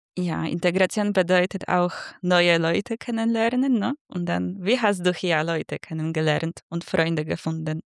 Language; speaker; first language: German; native; German